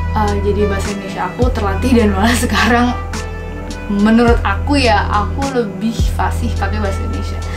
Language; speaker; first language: Indonesian; non-native, local second language; English